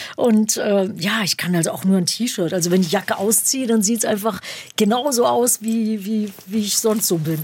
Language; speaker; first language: German; native; German